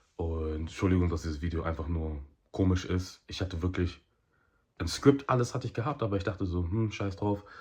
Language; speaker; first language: German; early bilingual, heritage; German